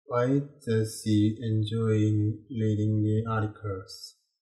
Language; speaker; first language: English; non-native, learner; Korean